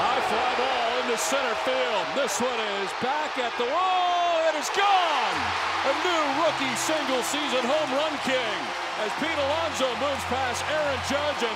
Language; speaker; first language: English; native; English